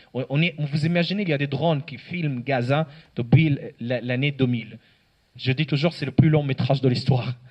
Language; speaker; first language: French; non-native, local second language; Arabic